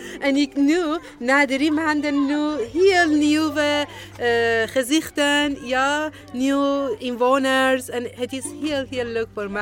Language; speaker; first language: Dutch; non-native, learner; Persian